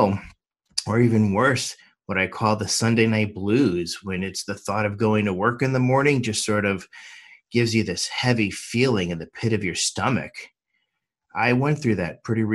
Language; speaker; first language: English; native; English